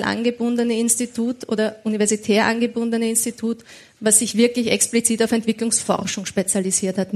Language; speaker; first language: German; native; German